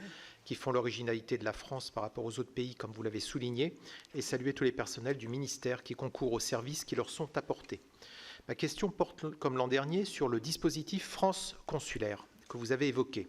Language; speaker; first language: French; native; French